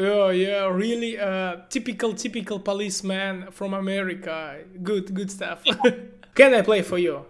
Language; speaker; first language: English; non-native, learner; Russian